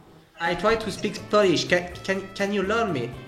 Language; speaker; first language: English; non-native, learner; French